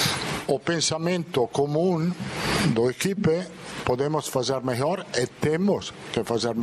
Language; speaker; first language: Portuguese; non-native, fluent; Italian